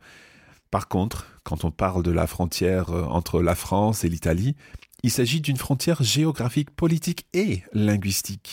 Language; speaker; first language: French; non-native, fluent; English